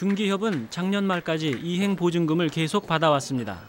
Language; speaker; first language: Korean; native; Korean